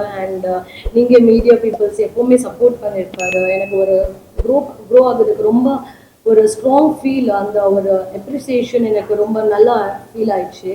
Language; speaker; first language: Tamil; non-native, fluent; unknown